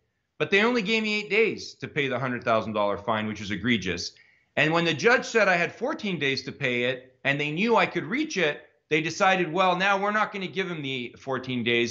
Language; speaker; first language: English; native; English